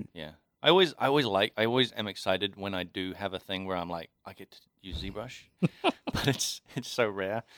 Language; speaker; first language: English; native; English